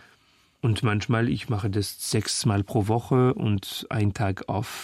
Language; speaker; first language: German; non-native, fluent; French